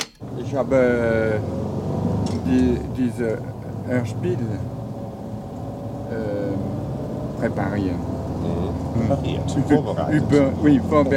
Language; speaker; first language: German; non-native, learner; French